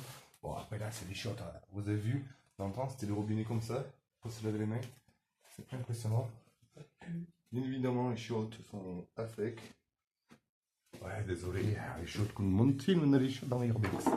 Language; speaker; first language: French; native; French